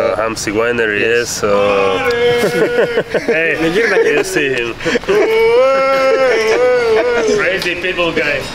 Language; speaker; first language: English; non-native, learner; Slovak